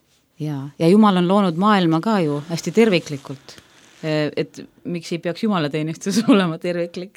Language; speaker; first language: Estonian; non-native, local second language; Russian